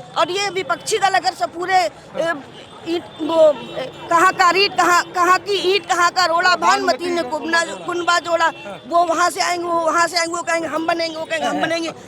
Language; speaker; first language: Hindi; native; Hindi